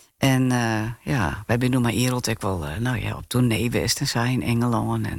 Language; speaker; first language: Dutch; non-native, local second language; Western Frisian